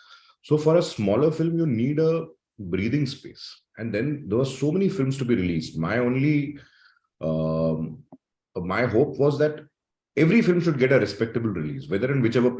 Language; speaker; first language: English; non-native, local second language; Malayalam